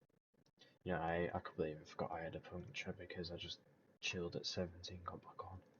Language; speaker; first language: English; native; English